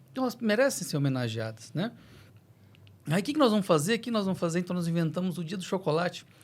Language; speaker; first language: Portuguese; native; Portuguese